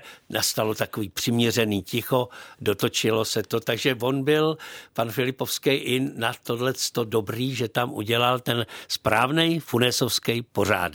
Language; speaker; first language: Czech; native; Czech